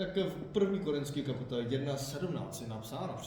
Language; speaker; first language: Czech; non-native, fluent; Korean